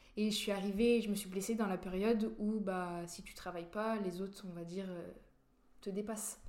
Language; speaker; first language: French; native; French